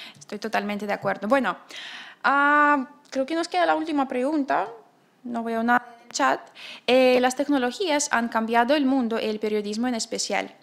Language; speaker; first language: Spanish; non-native, fluent; Russian